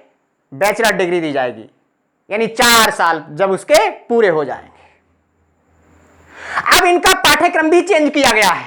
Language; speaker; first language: Hindi; native; Hindi